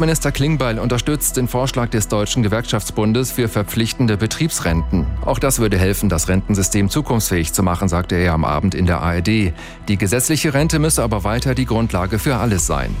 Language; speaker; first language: German; native; German